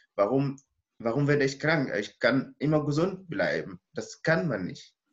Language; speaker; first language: German; non-native, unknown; Arabic